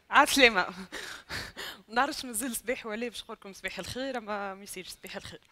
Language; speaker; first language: Arabic; native; Arabic